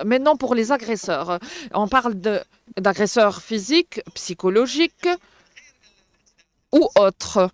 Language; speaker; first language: French; non-native, local second language; Arabic